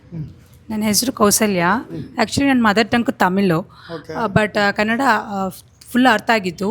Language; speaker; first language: Kannada; non-native, local second language; Tamil